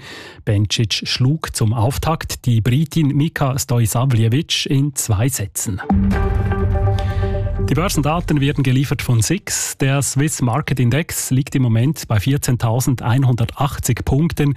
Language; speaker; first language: German; native; German